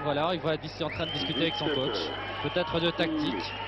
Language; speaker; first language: French; native; French